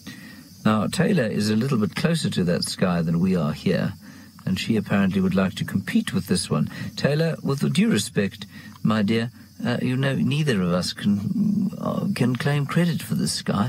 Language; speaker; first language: English; native; English